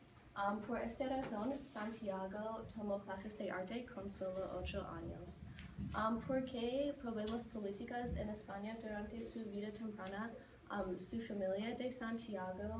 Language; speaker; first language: Spanish; non-native, learner; English